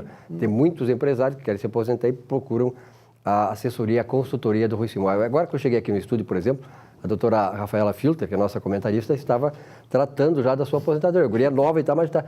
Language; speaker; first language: Portuguese; native; Portuguese